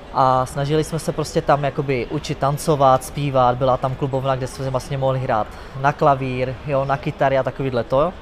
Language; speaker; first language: Czech; native; Czech